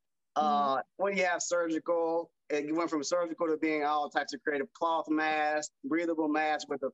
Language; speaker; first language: English; native; English